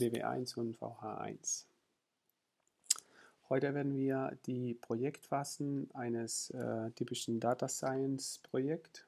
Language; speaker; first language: German; non-native, fluent; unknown